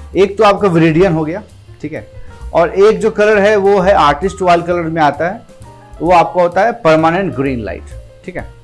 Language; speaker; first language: Hindi; non-native, local second language; Gujarati